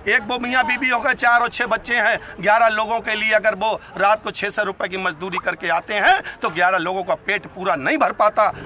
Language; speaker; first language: Hindi; native; Hindi